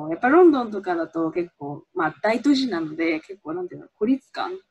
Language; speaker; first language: Japanese; early bilingual, heritage; Japanese